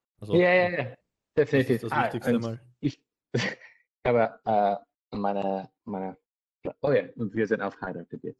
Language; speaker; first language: German; non-native, learner; English